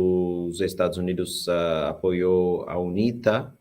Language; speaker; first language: Portuguese; non-native, fluent; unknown